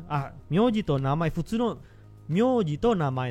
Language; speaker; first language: Japanese; non-native, fluent; Indonesian